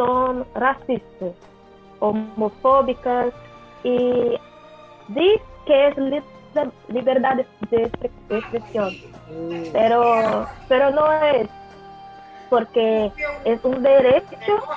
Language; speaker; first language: Spanish; non-native, learner; Portuguese